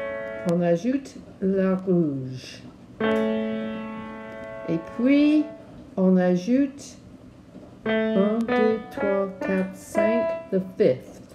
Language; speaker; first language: French; non-native, learner; English